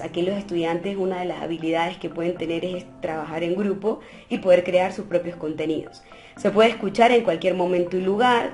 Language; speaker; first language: Spanish; native; Spanish